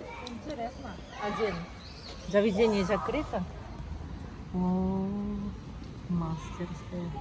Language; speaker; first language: Russian; non-native, learner; Korean